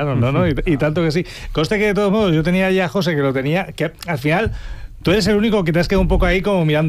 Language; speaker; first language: Spanish; native; Spanish